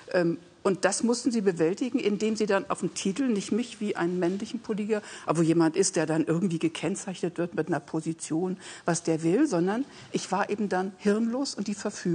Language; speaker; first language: German; native; German